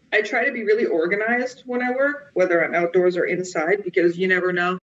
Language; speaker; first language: English; native; English